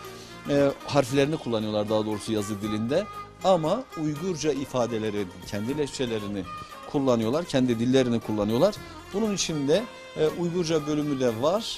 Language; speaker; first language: Turkish; native; Turkish